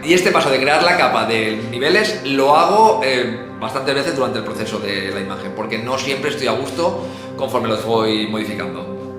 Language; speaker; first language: Spanish; native; Spanish